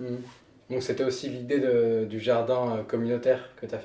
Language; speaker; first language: French; native; French